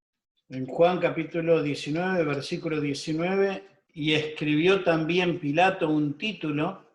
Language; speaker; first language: Spanish; native; Spanish